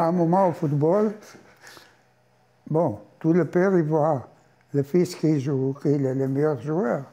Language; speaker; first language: French; non-native, fluent; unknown